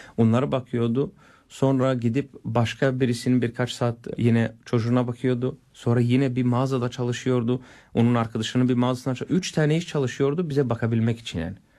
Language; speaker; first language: Turkish; non-native, fluent; Bulgarian